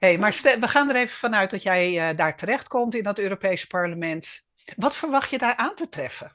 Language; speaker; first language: Dutch; native; Dutch